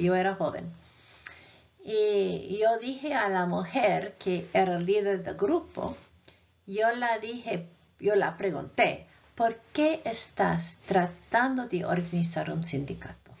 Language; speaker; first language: Spanish; non-native, fluent; English